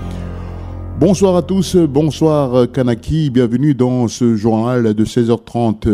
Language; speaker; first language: French; native; French